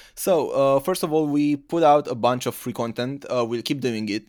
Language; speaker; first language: English; non-native, fluent; Romanian